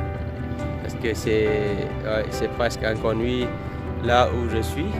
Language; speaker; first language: French; non-native, fluent; Vietnamese